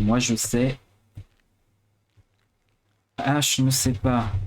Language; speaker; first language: French; native; French